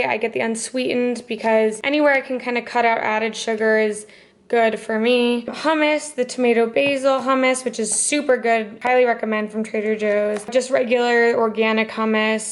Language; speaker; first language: English; native; English